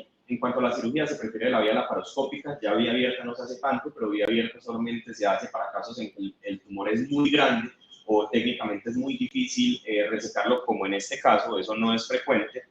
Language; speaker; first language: Spanish; native; Spanish